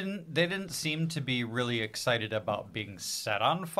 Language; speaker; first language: English; native; English